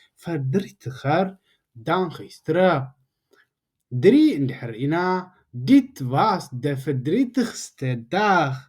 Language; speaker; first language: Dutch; non-native, learner; Tigrinya